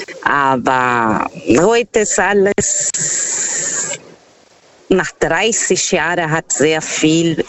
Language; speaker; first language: German; non-native, learner; Portuguese